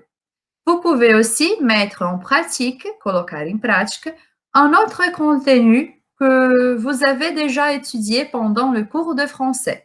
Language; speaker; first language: French; non-native, fluent; Portuguese